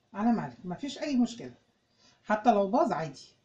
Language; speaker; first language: Arabic; native; Arabic